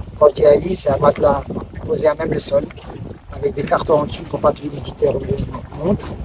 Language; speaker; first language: French; non-native, local second language; Arabic